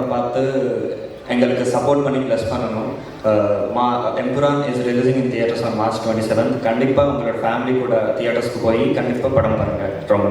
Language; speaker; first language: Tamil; non-native, learner; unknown